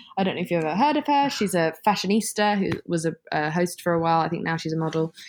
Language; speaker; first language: English; native; English